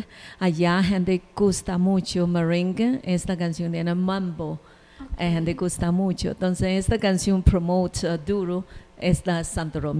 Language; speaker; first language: Spanish; non-native, learner; Chinese